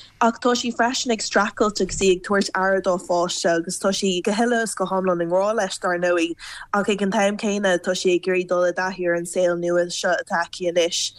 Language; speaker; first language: Irish; non-native, local second language; English